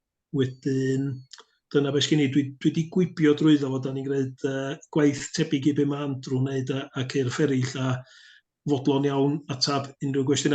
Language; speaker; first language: Welsh; native; Welsh